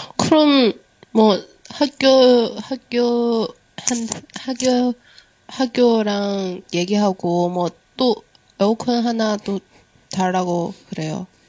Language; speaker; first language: Korean; non-native, learner; Chinese